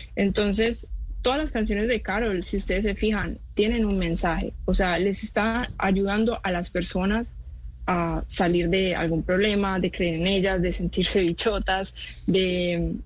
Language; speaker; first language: Spanish; native; Spanish